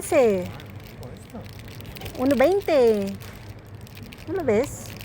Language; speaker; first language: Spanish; non-native, learner; Filipino